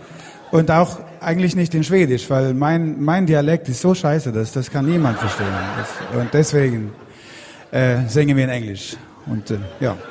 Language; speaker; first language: German; non-native, fluent; Swedish